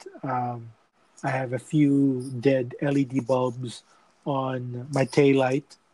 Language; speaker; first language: English; non-native, local second language; Filipino